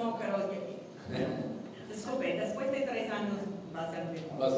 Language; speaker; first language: Spanish; non-native, fluent; English